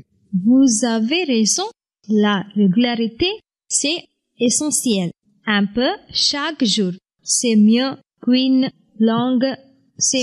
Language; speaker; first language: French; non-native, learner; Tamil